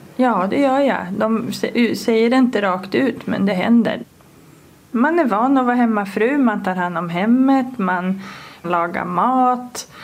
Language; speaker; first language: Swedish; native; Swedish